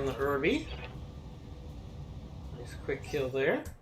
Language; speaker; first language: English; native; English